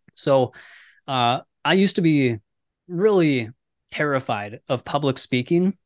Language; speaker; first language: English; native; English